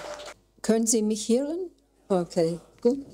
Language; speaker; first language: German; non-native, learner; English